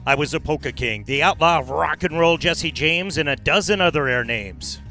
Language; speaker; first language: English; native; English